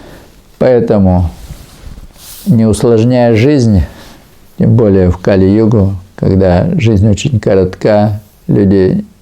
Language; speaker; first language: Russian; native; Russian